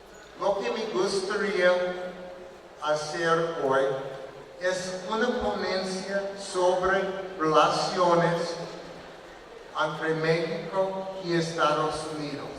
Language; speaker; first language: Spanish; non-native, learner; English